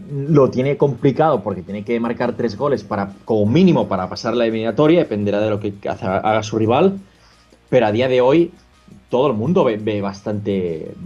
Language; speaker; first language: Spanish; native; Spanish